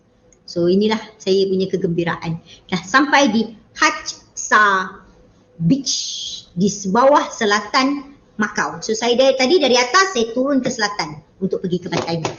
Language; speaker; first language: Malay; native; Malay